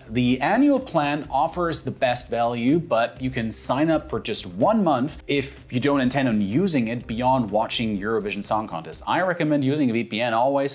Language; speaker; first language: English; non-native, fluent; German